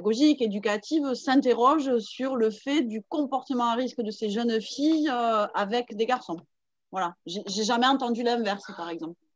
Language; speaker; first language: French; native; French